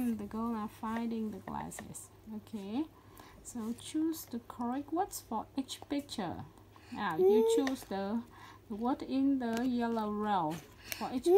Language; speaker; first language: English; non-native, learner; Vietnamese